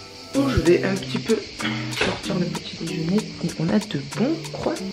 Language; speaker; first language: French; native; French